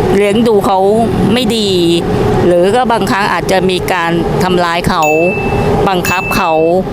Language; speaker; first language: Thai; native; Thai